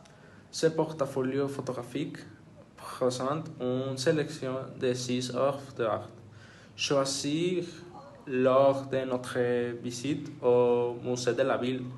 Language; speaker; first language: French; non-native, learner; Spanish